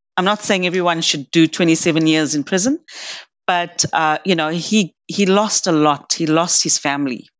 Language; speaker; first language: English; native; English